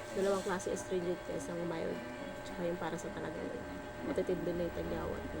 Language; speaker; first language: Filipino; native; Filipino